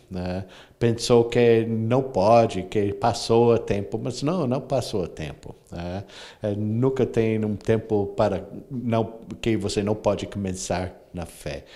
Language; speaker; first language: Portuguese; non-native, fluent; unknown